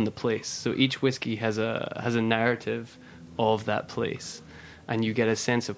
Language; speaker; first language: English; native; English